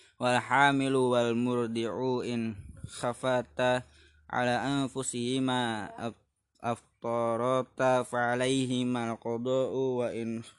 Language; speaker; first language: Arabic; non-native, learner; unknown